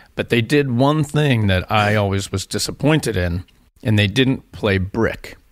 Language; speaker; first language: English; native; English